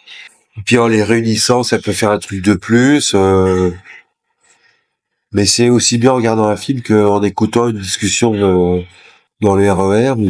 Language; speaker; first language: French; native; French